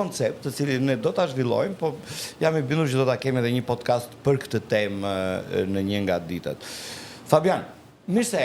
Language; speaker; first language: Albanian; native; Albanian